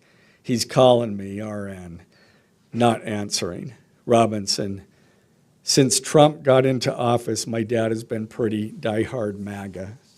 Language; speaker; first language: English; native; English